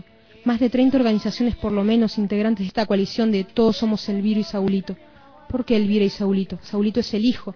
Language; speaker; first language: Spanish; native; Spanish